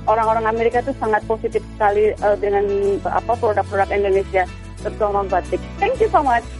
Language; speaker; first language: Indonesian; native; Indonesian